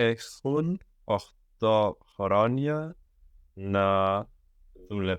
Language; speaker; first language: Greek; non-native, learner; English